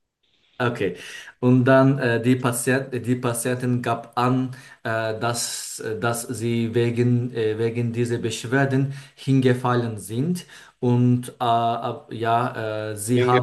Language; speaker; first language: German; non-native, learner; Turkish